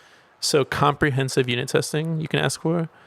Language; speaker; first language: English; native; English